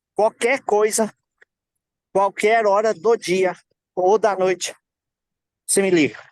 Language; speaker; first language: Portuguese; native; Portuguese